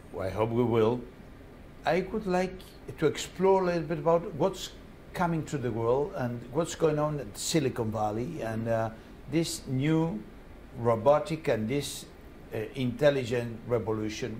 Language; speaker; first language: English; non-native, fluent; Spanish